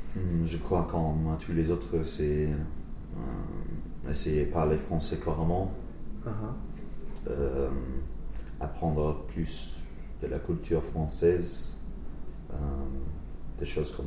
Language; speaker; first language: French; non-native, learner; English